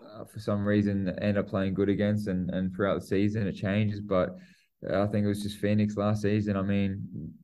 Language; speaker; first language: English; native; English